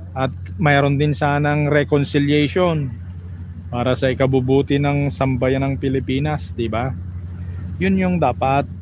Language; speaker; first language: Filipino; non-native, local second language; Iloko